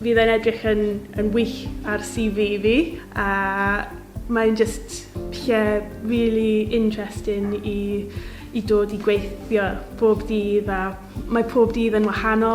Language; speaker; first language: Welsh; non-native, local second language; English